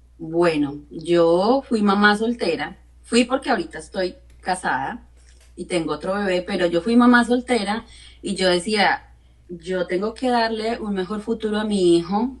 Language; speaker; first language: Spanish; native; Spanish